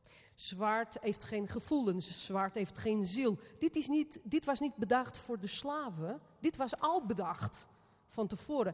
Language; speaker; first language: Dutch; non-native, fluent; Portuguese